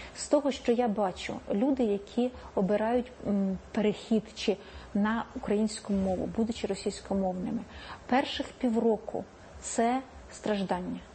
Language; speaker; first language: Ukrainian; native; Ukrainian